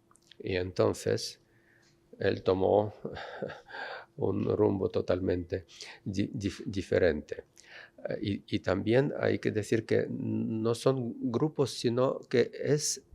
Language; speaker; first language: Spanish; non-native, fluent; Russian